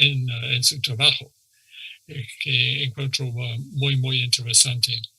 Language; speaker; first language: Spanish; non-native, fluent; English